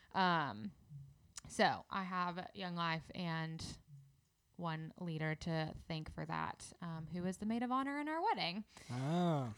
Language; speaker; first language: English; native; English